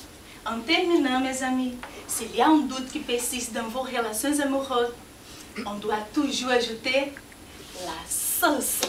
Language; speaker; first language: French; non-native, learner; Portuguese